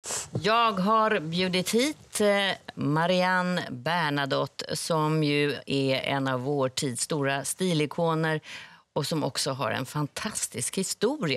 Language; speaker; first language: Swedish; native; Swedish